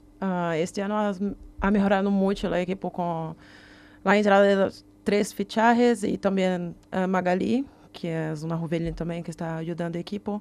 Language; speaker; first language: Spanish; non-native, learner; Portuguese